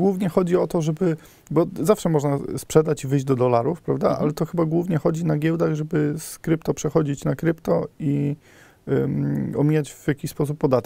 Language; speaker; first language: Polish; native; Polish